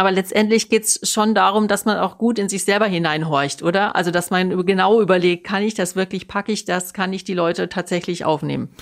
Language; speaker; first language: German; native; German